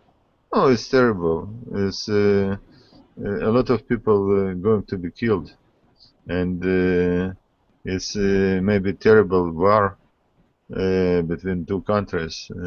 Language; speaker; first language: English; non-native, learner; Russian